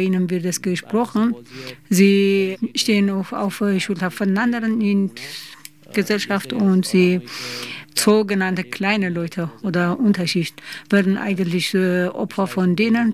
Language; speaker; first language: German; non-native, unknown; Persian